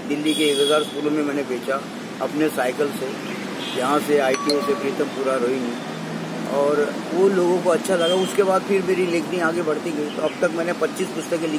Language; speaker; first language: Hindi; non-native, local second language; Marathi